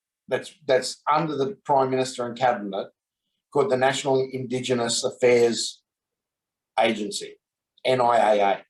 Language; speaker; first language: English; native; English